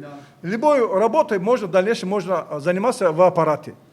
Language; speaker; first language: Russian; native; Russian